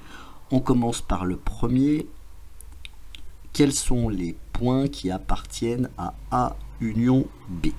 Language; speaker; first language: French; native; French